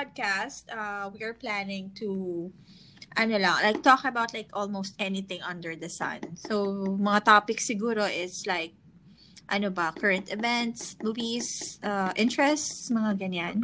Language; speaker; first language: English; non-native, local second language; Hiligaynon